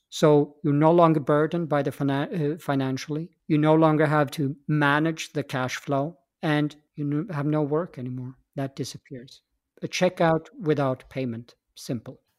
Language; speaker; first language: English; non-native, fluent; Swedish